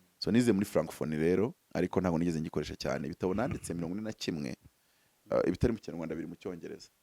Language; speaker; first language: Kinyarwanda; early bilingual, heritage; Kinyarwanda